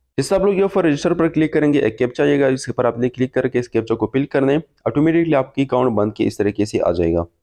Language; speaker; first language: Urdu; non-native, local second language; Pashto